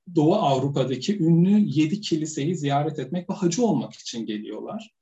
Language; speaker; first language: Turkish; native; Turkish